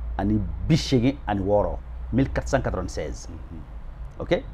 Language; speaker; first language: French; non-native, local second language; Bambara